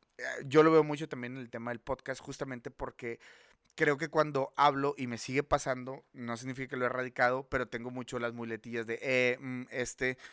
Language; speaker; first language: Spanish; native; Spanish